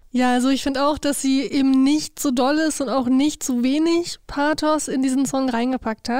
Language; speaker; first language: German; native; German